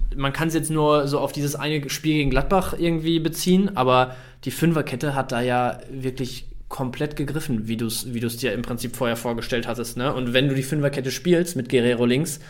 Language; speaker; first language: German; native; German